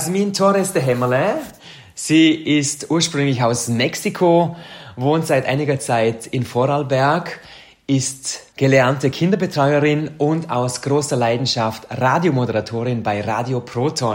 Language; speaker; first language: German; native; German